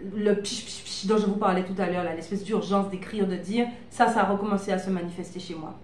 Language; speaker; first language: French; native; French